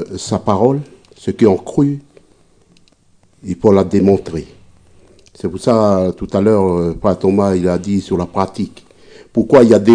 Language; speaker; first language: French; native; French